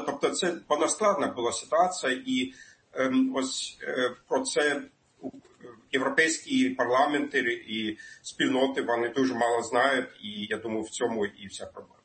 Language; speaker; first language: Ukrainian; non-native, fluent; German